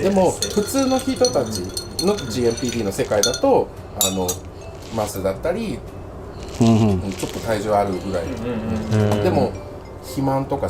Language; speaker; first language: Japanese; non-native, fluent; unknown